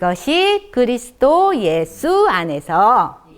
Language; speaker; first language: Korean; native; Korean